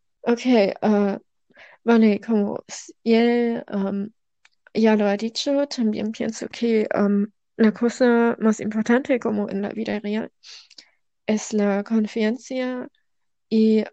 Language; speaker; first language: Spanish; non-native, learner; German